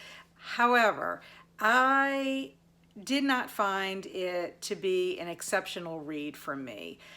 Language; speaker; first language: English; native; English